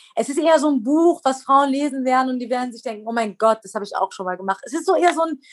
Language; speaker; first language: German; early bilingual, other home language; Persian